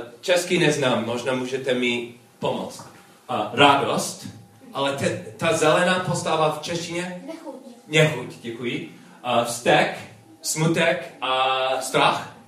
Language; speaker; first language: Czech; non-native, learner; English